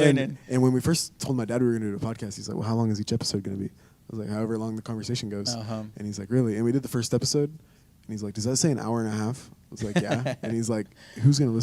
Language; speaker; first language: English; native; English